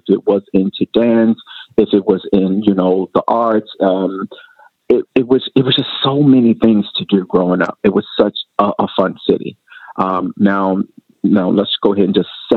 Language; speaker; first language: English; native; English